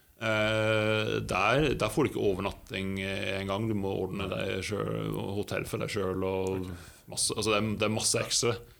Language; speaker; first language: Norwegian; native; Norwegian